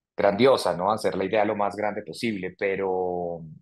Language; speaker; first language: Spanish; native; Spanish